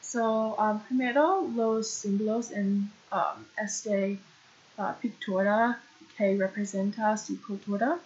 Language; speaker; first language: Spanish; non-native, learner; English